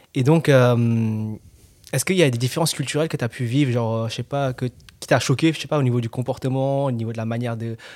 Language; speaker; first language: French; native; French